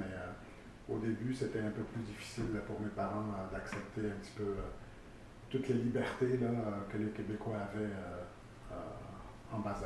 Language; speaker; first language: French; early bilingual, other home language; Arabic